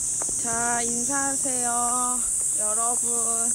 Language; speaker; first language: Korean; native; Korean